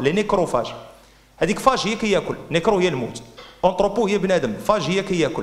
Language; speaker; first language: Arabic; native; Arabic